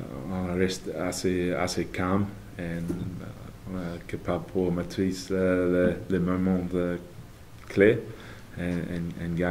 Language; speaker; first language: French; non-native, fluent; English